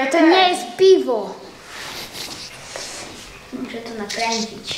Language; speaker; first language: Polish; early bilingual, heritage; Polish